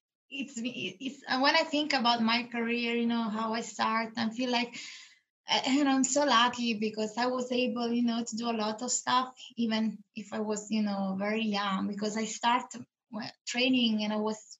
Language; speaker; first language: English; non-native, fluent; Italian